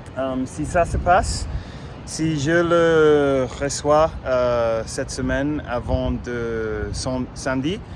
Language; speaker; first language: French; non-native, fluent; English